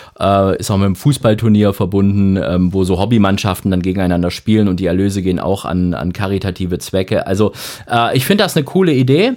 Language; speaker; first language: German; native; German